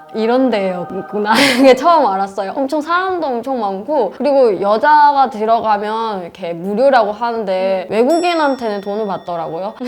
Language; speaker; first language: Korean; non-native, fluent; Burmese